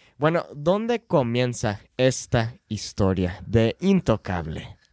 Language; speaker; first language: Spanish; non-native, fluent; English